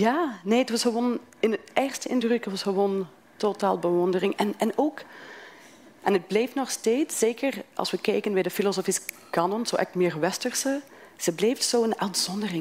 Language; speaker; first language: Dutch; non-native, fluent; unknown